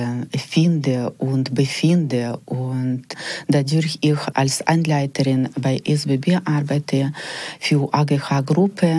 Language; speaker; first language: German; non-native, fluent; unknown